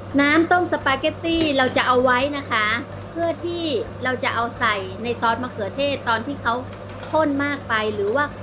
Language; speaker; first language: Thai; native; Thai